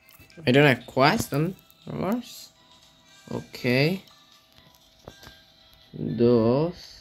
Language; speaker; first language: English; non-native, learner; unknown